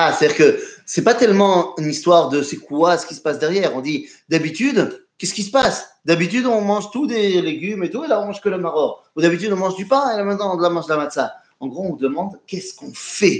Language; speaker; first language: French; native; French